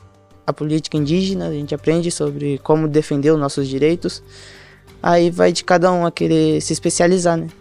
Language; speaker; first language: Portuguese; non-native, local second language; Guarani